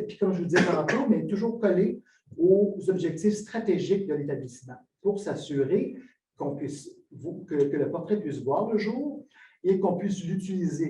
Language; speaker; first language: French; native; French